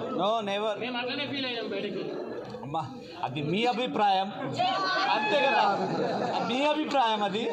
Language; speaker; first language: Telugu; non-native, learner; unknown